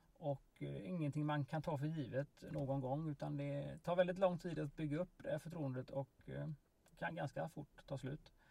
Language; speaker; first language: Swedish; native; Swedish